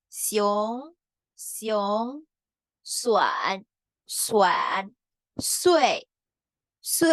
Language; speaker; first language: Chinese; non-native, fluent; Indonesian